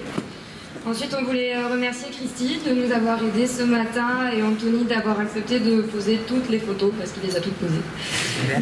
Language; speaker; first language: French; native; French